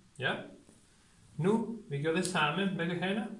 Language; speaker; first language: Danish; non-native, learner; Spanish